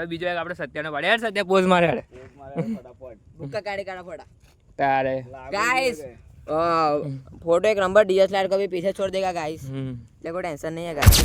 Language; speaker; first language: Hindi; non-native, local second language; Gujarati